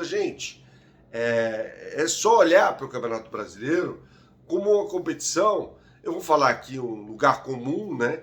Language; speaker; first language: Portuguese; native; Portuguese